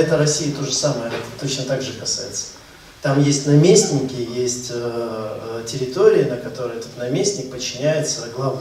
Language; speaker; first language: Russian; native; Russian